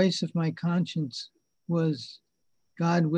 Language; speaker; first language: English; native; English